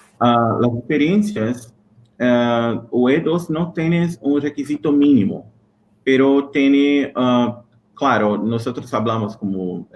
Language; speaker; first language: Spanish; non-native, learner; Portuguese